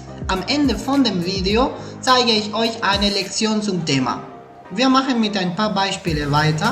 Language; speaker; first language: German; non-native, fluent; Spanish